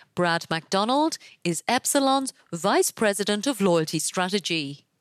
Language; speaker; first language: English; native; English